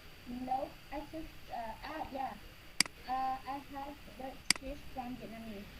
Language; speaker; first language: English; non-native, learner; Vietnamese